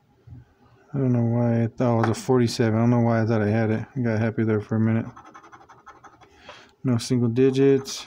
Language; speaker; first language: English; native; English